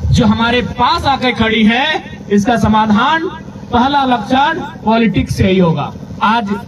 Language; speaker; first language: Hindi; native; Hindi